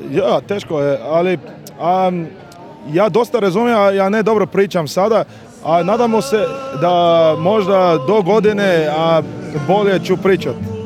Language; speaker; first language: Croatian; non-native, learner; English